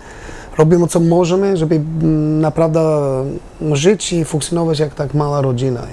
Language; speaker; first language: Polish; non-native, learner; Albanian